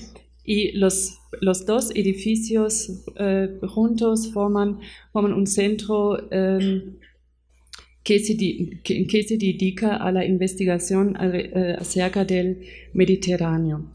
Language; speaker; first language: Spanish; non-native, fluent; German